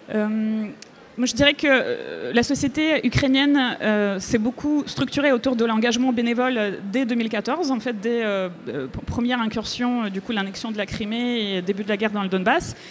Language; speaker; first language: French; non-native, fluent; Ukrainian